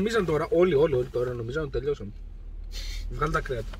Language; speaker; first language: Greek; native; Greek